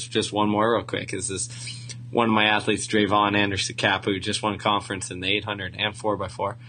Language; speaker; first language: English; native; English